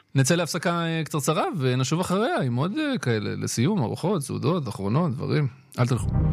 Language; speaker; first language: Hebrew; native; Hebrew